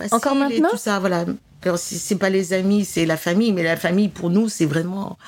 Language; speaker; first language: French; native; French